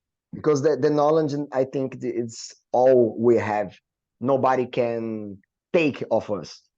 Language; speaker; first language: English; non-native, learner; Portuguese